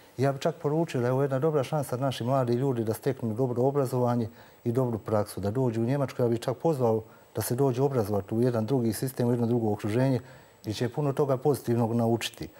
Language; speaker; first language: Croatian; native; Croatian